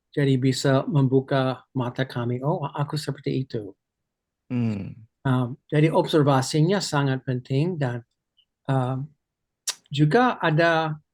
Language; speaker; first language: Indonesian; non-native, fluent; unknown